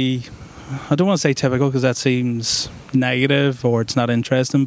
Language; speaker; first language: English; native; English